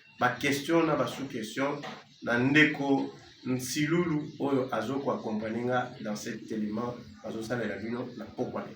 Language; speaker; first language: Lingala; non-native, local second language; Kongo